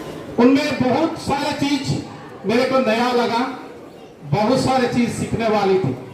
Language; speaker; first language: Hindi; non-native, local second language; Odia